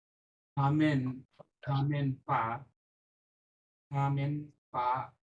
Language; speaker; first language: Chinese; non-native, learner; Bangla